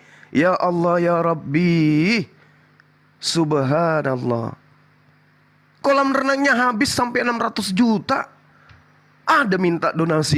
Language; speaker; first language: Indonesian; native; Indonesian